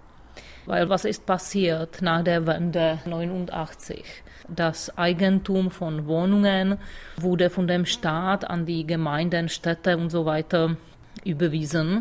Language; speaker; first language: German; non-native, fluent; Czech